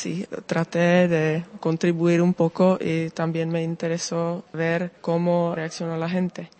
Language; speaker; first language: Spanish; non-native, fluent; Czech